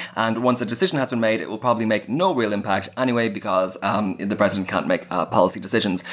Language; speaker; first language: English; native; English